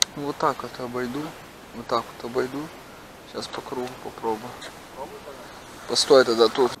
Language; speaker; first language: Russian; native; Russian